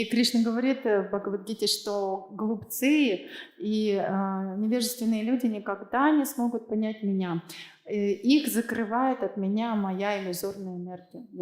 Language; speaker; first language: Russian; native; Russian